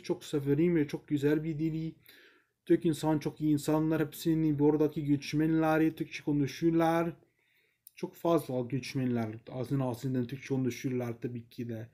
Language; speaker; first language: Turkish; non-native, learner; English